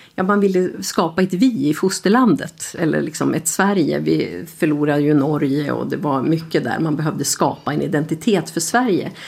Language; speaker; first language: Swedish; native; Swedish